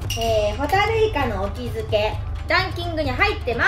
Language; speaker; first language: Japanese; native; Japanese